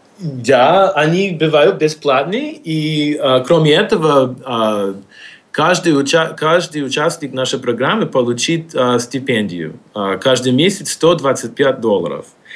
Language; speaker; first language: Russian; non-native, fluent; English